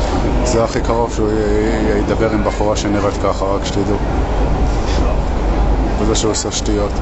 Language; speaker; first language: Hebrew; native; Hebrew